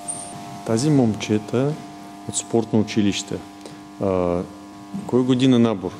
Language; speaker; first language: Bulgarian; non-native, learner; Russian